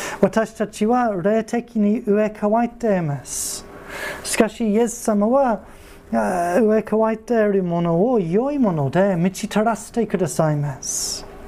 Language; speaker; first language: Japanese; non-native, fluent; English